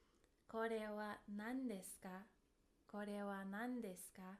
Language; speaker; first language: Japanese; non-native, fluent; English